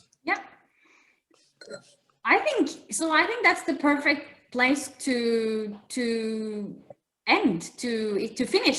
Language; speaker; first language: English; non-native, fluent; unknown